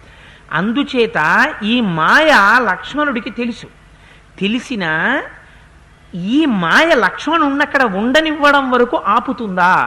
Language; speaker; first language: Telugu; native; Telugu